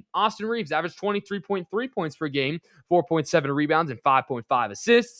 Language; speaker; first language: English; native; English